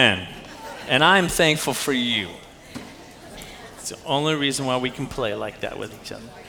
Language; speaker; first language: English; native; English